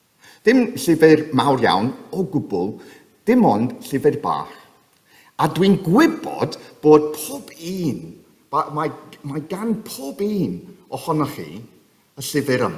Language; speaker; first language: Welsh; non-native, fluent; English